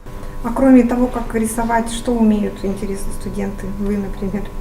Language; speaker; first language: Russian; native; Russian